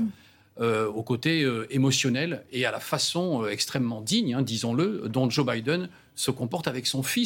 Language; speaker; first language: French; native; French